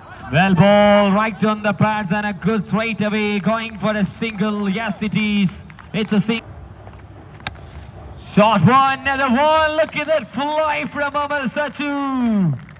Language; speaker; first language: English; non-native, local second language; Malayalam